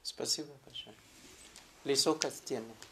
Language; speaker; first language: Russian; non-native, learner; Thai